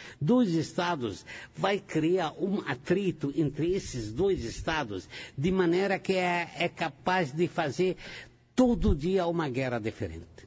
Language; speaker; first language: Portuguese; non-native, fluent; Arabic